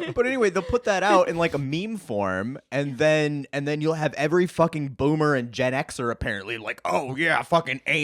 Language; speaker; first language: English; native; English